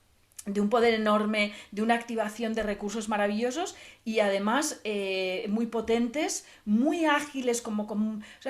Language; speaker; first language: Spanish; native; Spanish